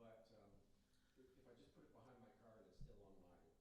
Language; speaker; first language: English; native; English